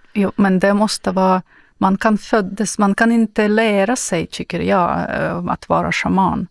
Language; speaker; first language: Swedish; non-native, fluent; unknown